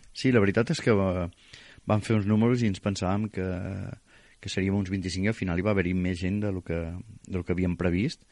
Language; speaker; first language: Catalan; native; Catalan